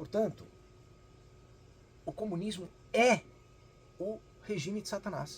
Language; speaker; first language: Portuguese; native; Portuguese